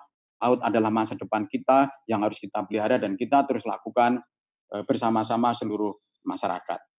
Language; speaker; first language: Indonesian; native; Indonesian